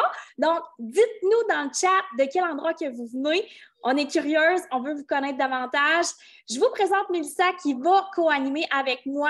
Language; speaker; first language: French; native; French